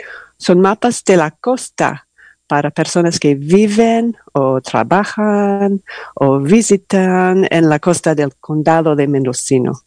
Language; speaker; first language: Spanish; non-native, learner; English